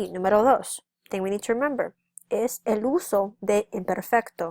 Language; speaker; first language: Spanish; non-native, fluent; English